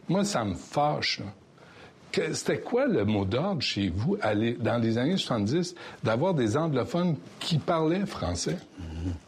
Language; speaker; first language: French; native; French